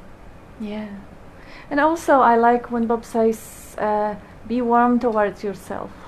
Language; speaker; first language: English; non-native, fluent; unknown